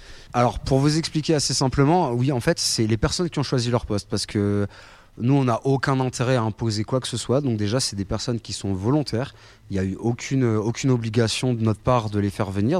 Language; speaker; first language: French; native; French